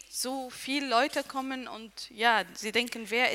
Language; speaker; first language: German; non-native, learner; Arabic